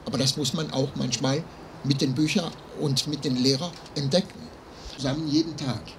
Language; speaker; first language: German; non-native, fluent; French